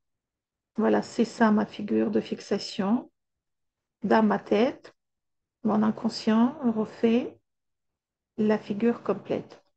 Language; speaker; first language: French; non-native, fluent; Russian